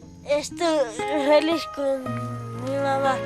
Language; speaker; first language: Spanish; non-native, local second language; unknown